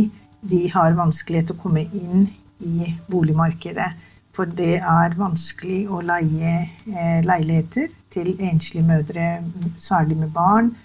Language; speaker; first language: Norwegian; non-native, fluent; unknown